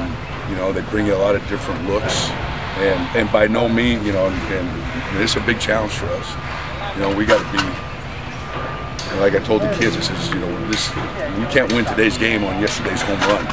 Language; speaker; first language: English; native; English